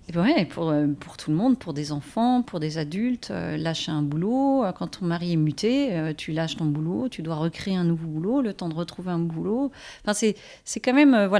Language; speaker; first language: French; native; French